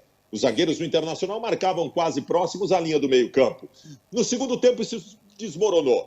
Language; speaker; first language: Portuguese; native; Portuguese